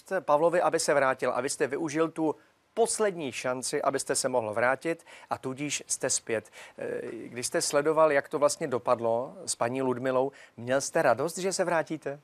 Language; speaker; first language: Czech; native; Czech